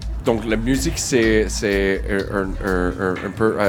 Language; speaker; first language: French; non-native, learner; English